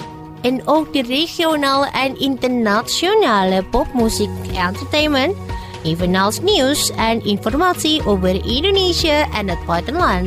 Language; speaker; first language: Dutch; non-native, fluent; Indonesian